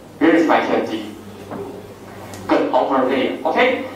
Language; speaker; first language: English; non-native, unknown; Chinese